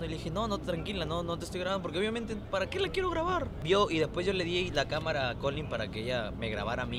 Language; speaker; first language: Spanish; native; Spanish